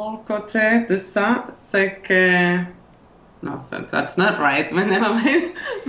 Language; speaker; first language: French; non-native, learner; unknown